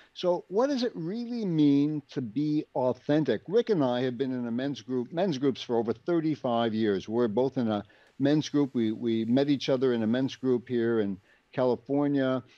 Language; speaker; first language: English; native; English